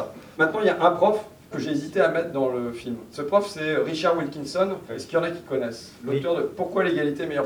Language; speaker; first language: French; native; French